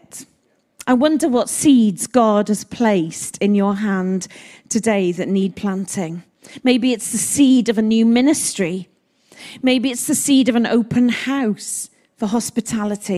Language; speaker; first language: English; native; English